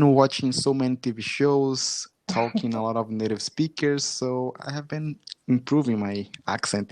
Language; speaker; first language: English; non-native, fluent; Portuguese